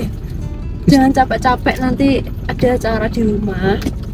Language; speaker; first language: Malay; non-native, local second language; Javanese